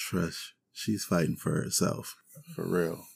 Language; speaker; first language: English; native; English